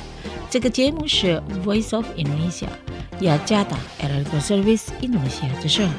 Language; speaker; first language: Chinese; non-native, fluent; Indonesian